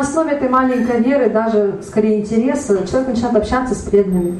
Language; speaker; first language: Russian; native; Russian